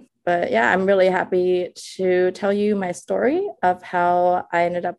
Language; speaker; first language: English; early bilingual, other home language; Chinese